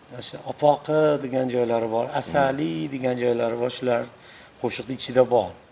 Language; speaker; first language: Uzbek; native; Uzbek